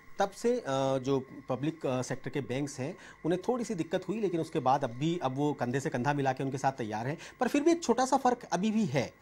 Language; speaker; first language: Hindi; native; Hindi